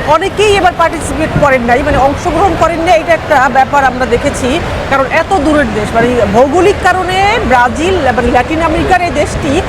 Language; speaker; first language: Bangla; native; Bangla